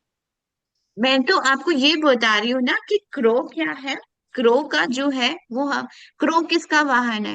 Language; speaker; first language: Hindi; native; Hindi